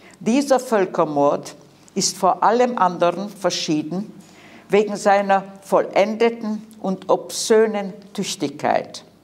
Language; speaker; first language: German; early bilingual, heritage; Hungarian